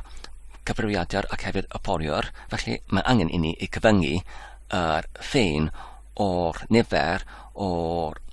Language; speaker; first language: Welsh; non-native, learner; Polish